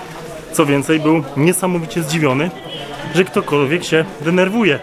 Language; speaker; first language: Polish; native; Polish